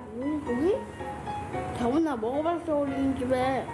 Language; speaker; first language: Korean; early bilingual, other home language; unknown